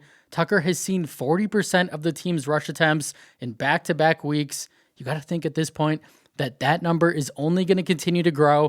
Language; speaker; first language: English; native; English